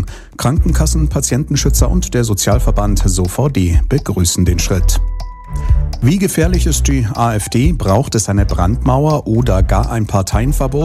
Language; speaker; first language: German; native; German